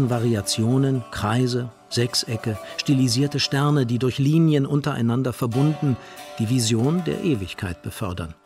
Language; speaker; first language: German; native; German